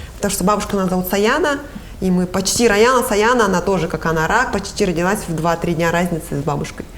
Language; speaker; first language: Russian; native; Russian